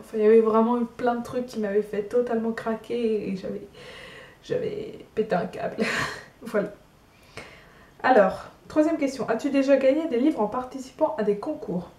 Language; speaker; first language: French; native; French